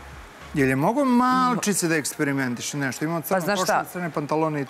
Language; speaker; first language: Serbian; native; Serbian